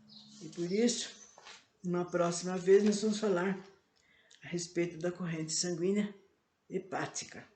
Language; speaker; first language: Portuguese; native; Portuguese